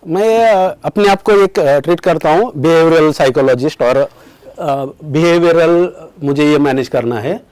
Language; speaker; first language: Hindi; non-native, local second language; Marathi